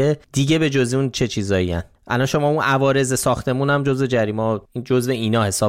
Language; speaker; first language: Persian; native; Persian